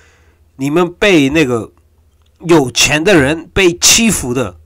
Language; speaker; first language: Chinese; non-native, fluent; Korean